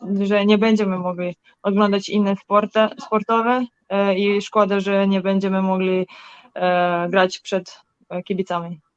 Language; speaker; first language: Polish; non-native, learner; Serbian